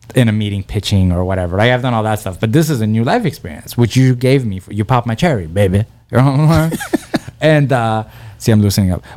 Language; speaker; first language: English; early bilingual, other home language; Persian